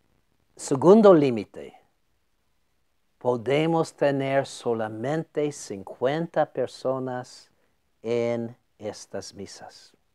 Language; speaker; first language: Spanish; non-native, fluent; English